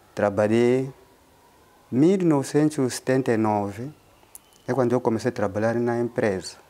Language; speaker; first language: Portuguese; non-native, local second language; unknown